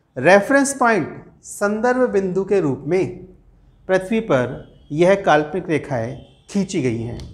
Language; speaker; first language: Hindi; native; Hindi